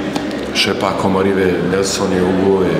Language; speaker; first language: French; non-native, learner; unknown